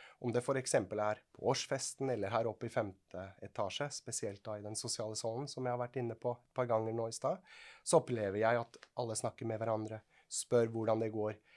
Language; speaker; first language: Norwegian; non-native, fluent; Swiss German